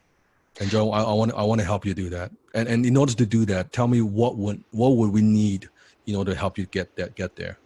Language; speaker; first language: English; non-native, fluent; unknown